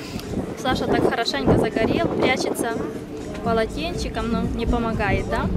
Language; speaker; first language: Russian; native; Russian